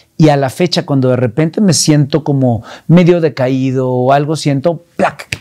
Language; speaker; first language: Spanish; native; Spanish